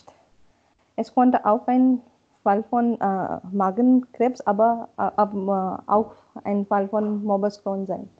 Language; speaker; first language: German; non-native, learner; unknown